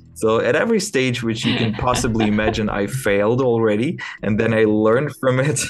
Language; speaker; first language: English; non-native, fluent; Ukrainian